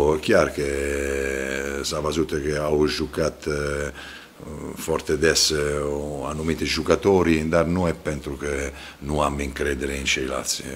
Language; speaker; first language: Romanian; non-native, fluent; Italian